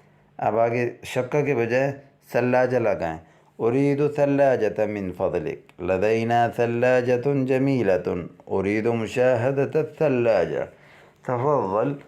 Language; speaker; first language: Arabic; non-native, fluent; Urdu